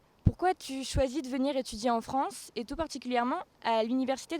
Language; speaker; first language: French; native; French